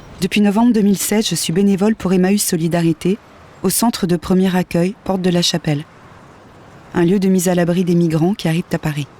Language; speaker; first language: French; native; French